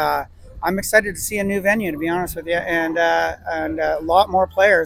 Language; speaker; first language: English; native; English